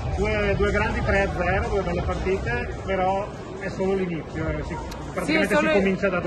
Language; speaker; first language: Italian; native; Italian